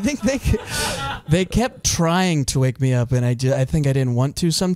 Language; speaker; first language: English; native; English